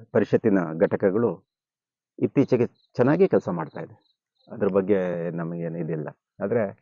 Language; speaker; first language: Kannada; native; Kannada